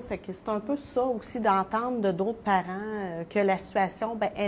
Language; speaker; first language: French; native; French